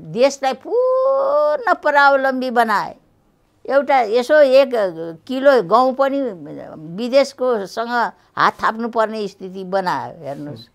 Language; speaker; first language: Nepali; native; Nepali